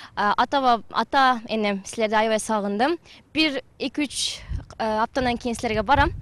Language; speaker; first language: Turkish; non-native, fluent; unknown